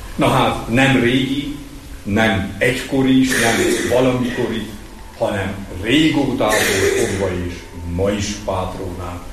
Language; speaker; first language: Hungarian; native; Hungarian